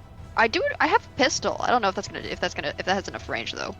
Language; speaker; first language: English; native; English